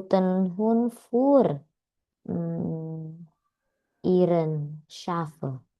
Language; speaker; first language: German; non-native, learner; Indonesian